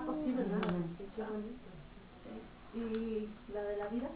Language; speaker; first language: Spanish; native; Spanish